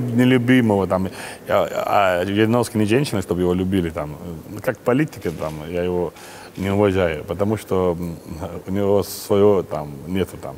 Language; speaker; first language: Russian; non-native, local second language; Chechen